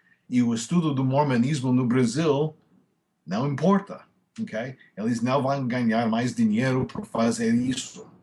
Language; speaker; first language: Portuguese; non-native, fluent; English